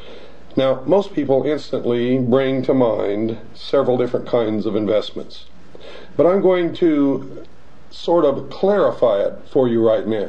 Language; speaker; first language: English; native; English